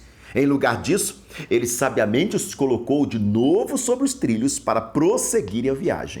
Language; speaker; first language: Portuguese; native; Portuguese